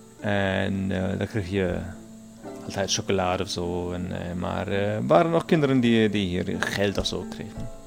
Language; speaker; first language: Dutch; non-native, learner; German